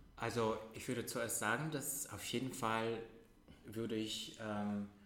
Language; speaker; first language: German; non-native, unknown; Russian